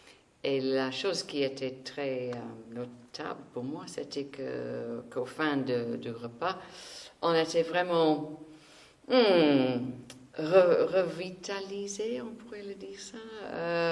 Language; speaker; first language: French; non-native, fluent; English